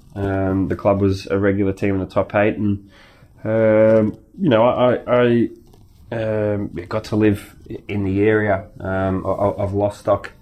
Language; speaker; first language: English; native; English